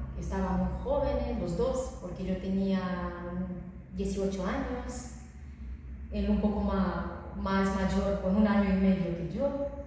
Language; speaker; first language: Spanish; non-native, fluent; Romanian